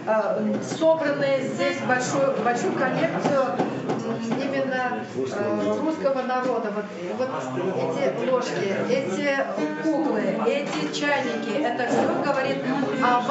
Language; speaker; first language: Russian; non-native, local second language; Uzbek